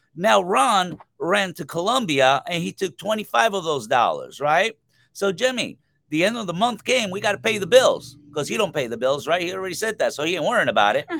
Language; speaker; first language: English; non-native, fluent; Spanish